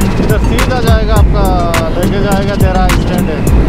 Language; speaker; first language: Hindi; native; Hindi